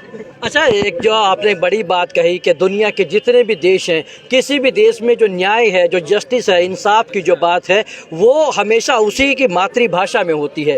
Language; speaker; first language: Hindi; native; Hindi